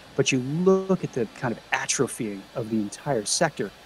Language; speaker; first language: English; native; English